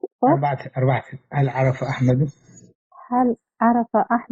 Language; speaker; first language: Arabic; non-native, fluent; Tigrinya